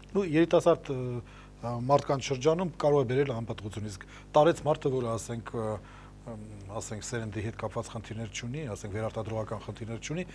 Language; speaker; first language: Armenian; native; Armenian